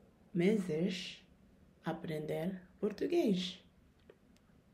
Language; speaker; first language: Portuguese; non-native, learner; English